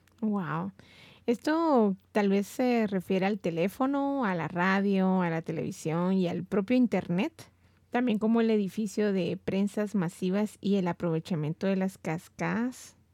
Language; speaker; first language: Spanish; native; Spanish